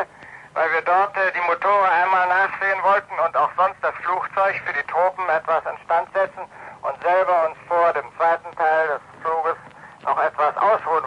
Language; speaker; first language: German; native; German